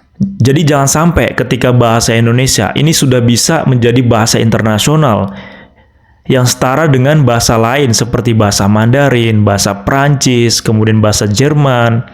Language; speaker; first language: Indonesian; native; Indonesian